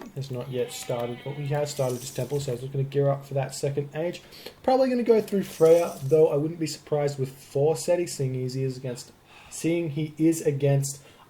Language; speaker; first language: English; native; English